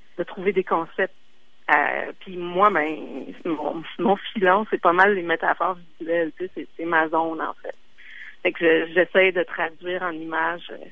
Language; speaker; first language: French; native; French